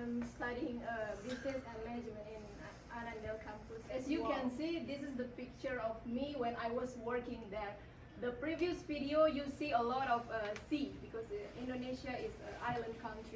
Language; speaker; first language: English; non-native, local second language; Indonesian